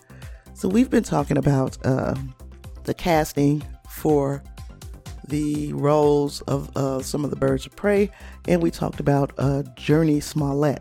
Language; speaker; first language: English; native; English